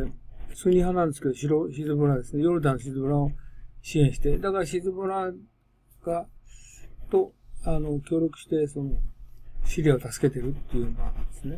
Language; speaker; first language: Japanese; native; Japanese